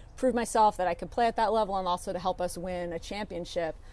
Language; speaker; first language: English; native; English